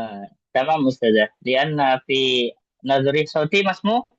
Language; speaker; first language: Arabic; non-native, learner; Indonesian